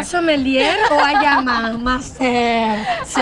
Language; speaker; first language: English; non-native, learner; Spanish